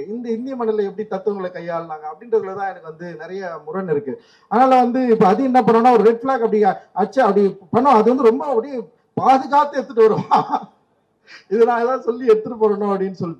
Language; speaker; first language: Tamil; native; Tamil